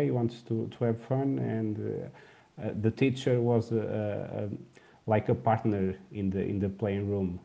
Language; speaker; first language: English; non-native, learner; Portuguese